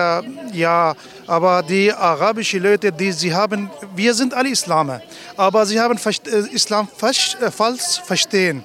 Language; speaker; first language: German; non-native, learner; Kurdish